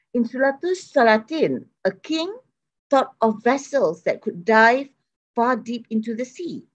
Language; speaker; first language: English; early bilingual, other home language; Malay